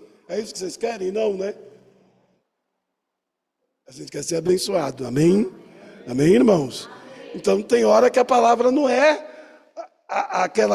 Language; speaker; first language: Portuguese; native; Portuguese